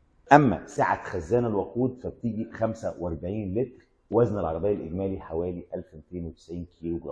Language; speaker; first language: Arabic; native; Arabic